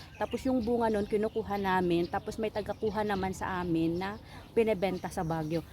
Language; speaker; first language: Filipino; non-native, local second language; Iloko